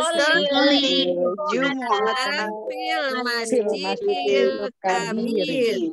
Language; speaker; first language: Arabic; non-native, learner; Indonesian